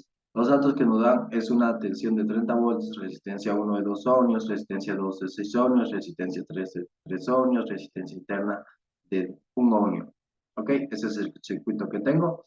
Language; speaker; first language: Spanish; native; Spanish